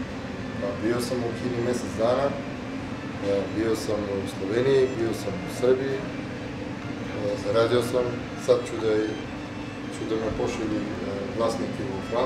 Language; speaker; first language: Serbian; non-native, learner; Macedonian